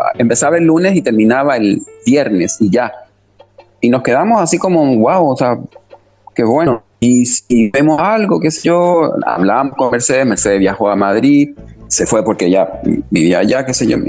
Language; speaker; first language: Spanish; native; Spanish